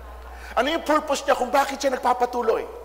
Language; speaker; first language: Filipino; native; Filipino